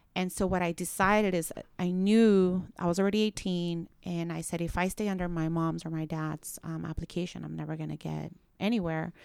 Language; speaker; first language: English; early bilingual, other home language; Spanish